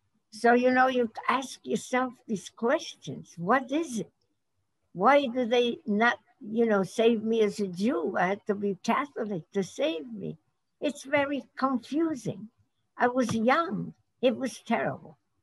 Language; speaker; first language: English; non-native, fluent; Polish